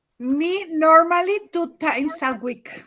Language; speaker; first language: English; non-native, learner; Spanish